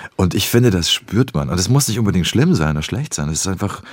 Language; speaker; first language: German; early bilingual, other home language; Polish